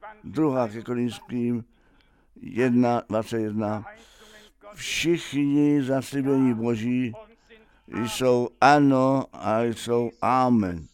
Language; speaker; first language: Czech; non-native, fluent; German